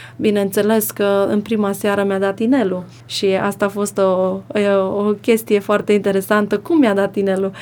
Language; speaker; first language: Romanian; native; Romanian